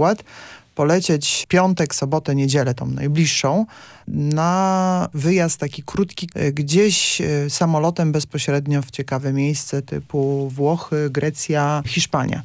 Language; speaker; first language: Polish; native; Polish